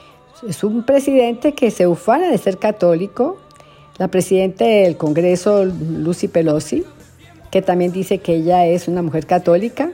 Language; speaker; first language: Spanish; native; Spanish